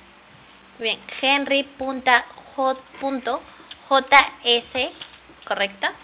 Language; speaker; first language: Spanish; native; Spanish